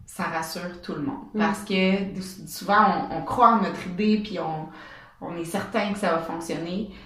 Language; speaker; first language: French; native; French